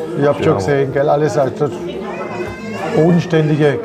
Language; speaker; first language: German; native; German